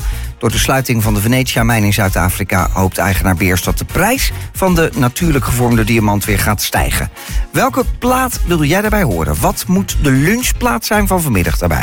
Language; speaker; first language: Dutch; native; Dutch